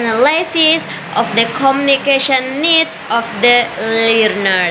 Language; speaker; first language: English; non-native, learner; Indonesian